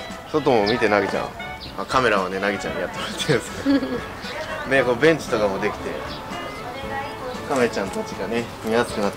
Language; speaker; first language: Japanese; native; Japanese